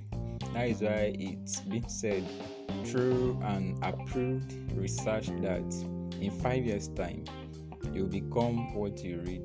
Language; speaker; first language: English; non-native, local second language; Yoruba